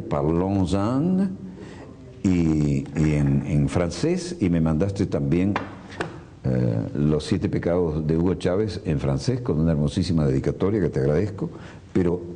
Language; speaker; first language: Spanish; native; Spanish